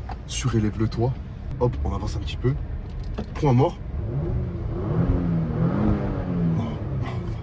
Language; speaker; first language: French; native; French